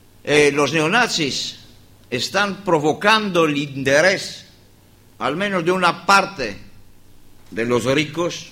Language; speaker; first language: Spanish; non-native, learner; Greek